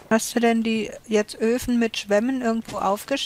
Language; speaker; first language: German; native; German